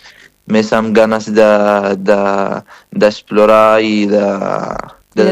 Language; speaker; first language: Catalan; non-native, fluent; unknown